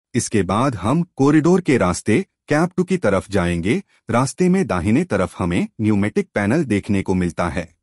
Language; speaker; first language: Hindi; native; Hindi